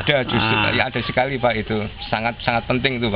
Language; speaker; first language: Indonesian; non-native, local second language; Javanese